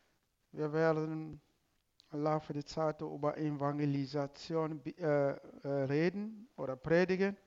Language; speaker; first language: German; non-native, learner; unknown